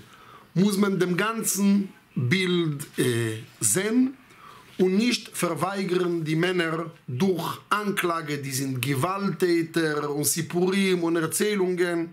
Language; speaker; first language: German; non-native, fluent; Hebrew